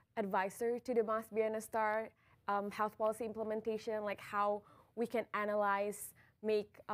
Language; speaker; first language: English; non-native, fluent; Indonesian